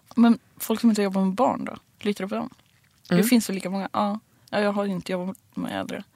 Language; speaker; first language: Swedish; native; Swedish